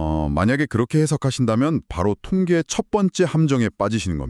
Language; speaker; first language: Korean; native; Korean